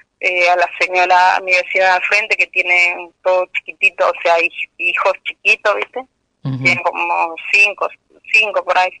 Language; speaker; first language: Spanish; native; Spanish